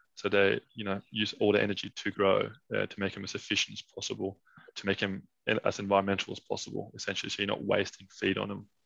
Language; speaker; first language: English; non-native, fluent; Danish